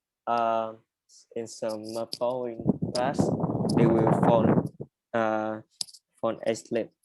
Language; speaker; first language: English; non-native, learner; Vietnamese